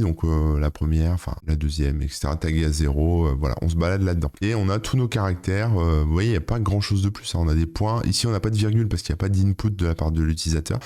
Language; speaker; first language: French; native; French